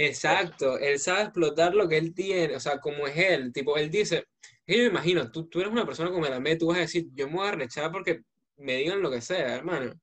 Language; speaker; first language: Spanish; native; Spanish